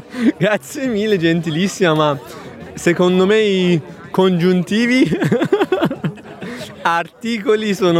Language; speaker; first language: Italian; non-native, fluent; Persian